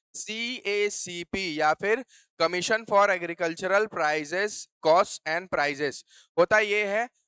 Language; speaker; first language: Hindi; native; Hindi